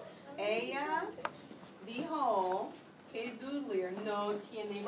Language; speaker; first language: Spanish; non-native, learner; English